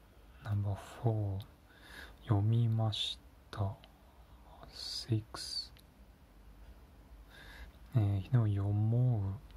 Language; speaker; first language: Japanese; non-native, learner; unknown